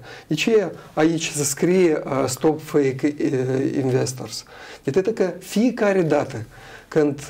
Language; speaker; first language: Romanian; non-native, local second language; Russian